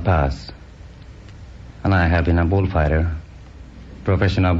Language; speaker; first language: English; non-native, fluent; Spanish